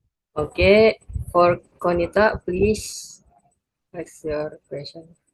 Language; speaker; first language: English; non-native, learner; Indonesian